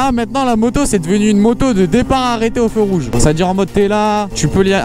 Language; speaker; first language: French; native; French